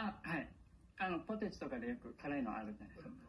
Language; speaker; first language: Japanese; native; Japanese